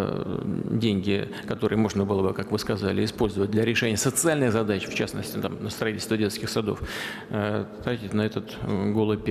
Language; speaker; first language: Russian; native; Russian